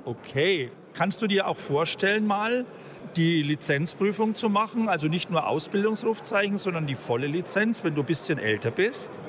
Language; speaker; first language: German; native; German